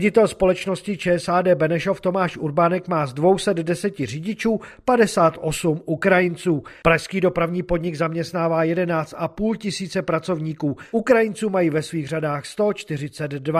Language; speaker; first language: Czech; native; Czech